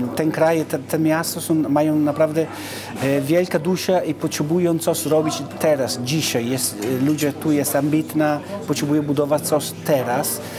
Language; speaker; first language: Polish; non-native, learner; Italian